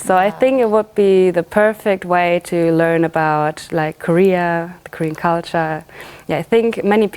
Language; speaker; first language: English; non-native, fluent; German